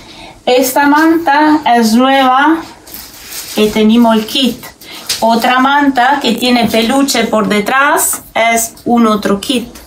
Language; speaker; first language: Spanish; non-native, learner; Italian